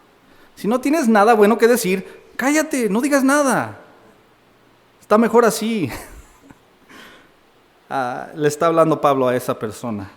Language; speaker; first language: Spanish; native; Spanish